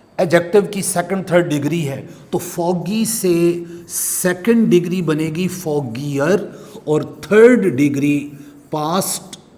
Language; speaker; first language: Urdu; non-native, local second language; Punjabi